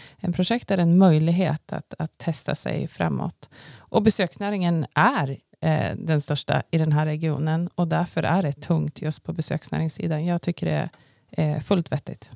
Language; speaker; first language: Swedish; native; Swedish